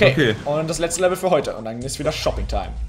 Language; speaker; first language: German; native; German